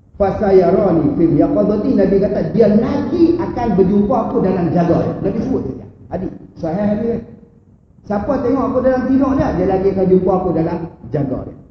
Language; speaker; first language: Malay; native; Malay